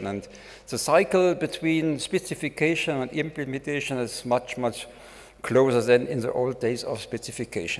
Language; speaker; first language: English; non-native, fluent; German